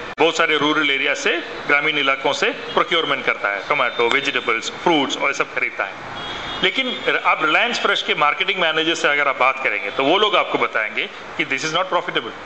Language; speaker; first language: Hindi; non-native, local second language; Malayalam